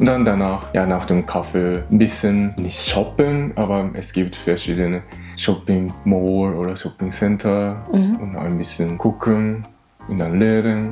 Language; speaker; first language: German; non-native, learner; Japanese